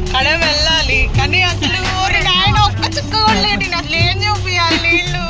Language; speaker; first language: Telugu; native; Telugu